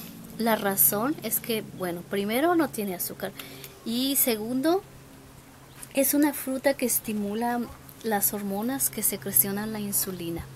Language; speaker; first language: Spanish; early bilingual, heritage; Spanish